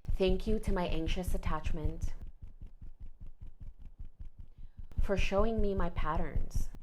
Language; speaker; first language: English; native; English